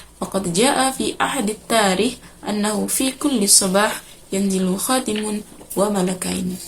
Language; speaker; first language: Arabic; non-native, learner; Indonesian